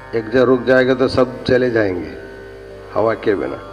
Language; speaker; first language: Hindi; non-native, local second language; Kannada